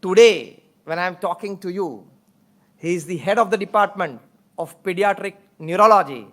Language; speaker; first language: English; non-native, local second language; Gujarati